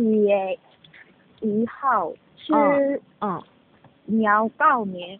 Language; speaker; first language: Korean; non-native, learner; Chinese